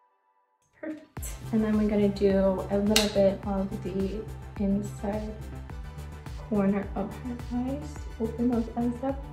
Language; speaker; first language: English; non-native, fluent; Swedish